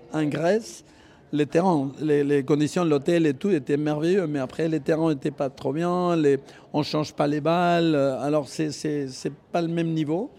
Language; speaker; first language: French; non-native, fluent; Spanish